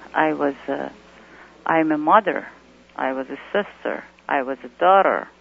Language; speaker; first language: English; non-native, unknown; Persian